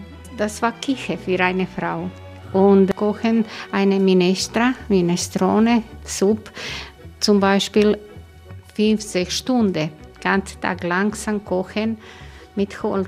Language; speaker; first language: German; non-native, learner; Croatian